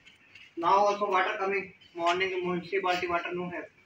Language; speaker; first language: English; non-native, learner; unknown